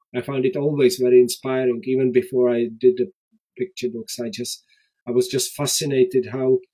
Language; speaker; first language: English; non-native, fluent; Czech